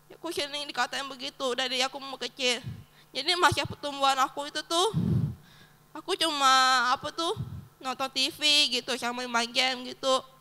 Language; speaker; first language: Indonesian; early bilingual, other home language; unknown